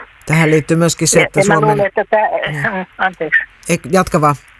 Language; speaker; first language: Finnish; native; Finnish